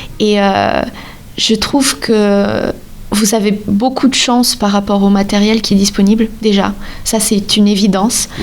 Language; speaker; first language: French; non-native, fluent; Portuguese